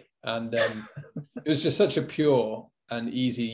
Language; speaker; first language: English; native; English